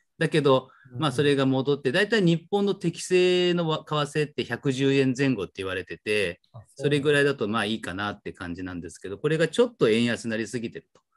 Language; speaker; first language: Japanese; native; Japanese